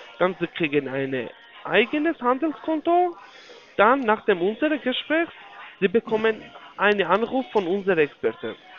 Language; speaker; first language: German; non-native, learner; Polish